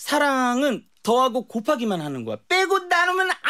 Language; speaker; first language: Korean; native; Korean